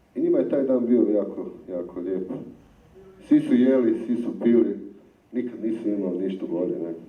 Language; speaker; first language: Croatian; native; Croatian